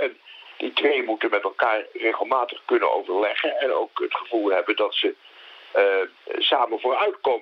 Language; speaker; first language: Dutch; native; Dutch